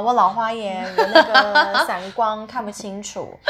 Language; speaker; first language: Chinese; early bilingual, heritage; Chinese